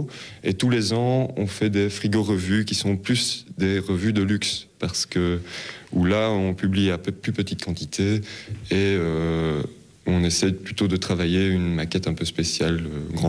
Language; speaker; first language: French; native; French